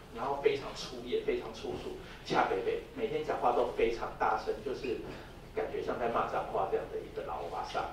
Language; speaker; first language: Chinese; native; Chinese